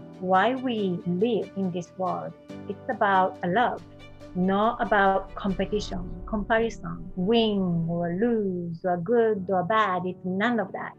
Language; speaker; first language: English; non-native, fluent; Japanese